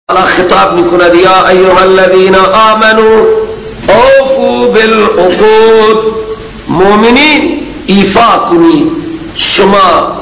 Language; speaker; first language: Persian; native; Persian